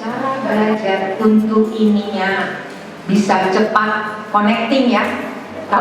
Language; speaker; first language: Indonesian; native; Indonesian